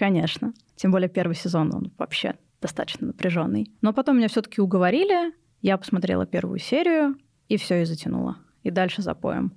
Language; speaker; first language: Russian; native; Russian